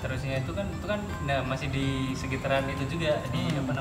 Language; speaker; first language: Indonesian; native; Indonesian